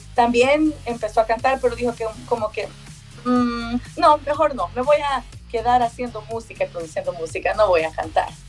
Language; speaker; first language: Spanish; native; Spanish